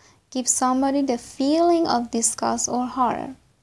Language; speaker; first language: English; non-native, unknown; Persian